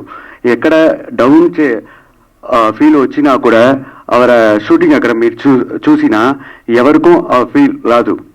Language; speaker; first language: Telugu; non-native, learner; Kannada